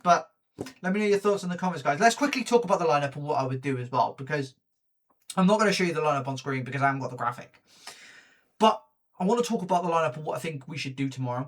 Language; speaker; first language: English; native; English